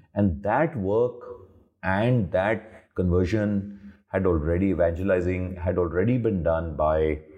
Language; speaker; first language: English; non-native, local second language; Hindi